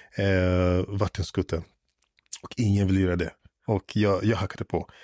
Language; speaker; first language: Swedish; non-native, fluent; English